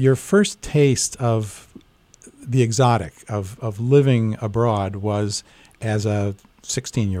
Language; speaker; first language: English; native; English